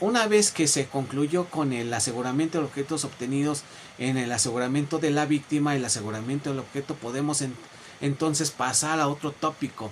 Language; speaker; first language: Spanish; native; Spanish